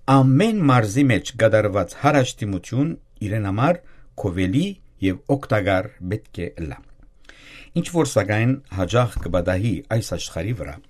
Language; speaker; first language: Armenian; native; Armenian